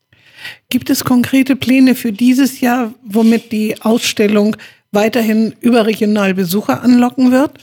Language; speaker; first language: German; native; German